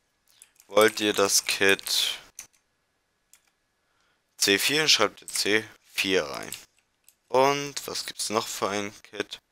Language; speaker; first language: German; native; German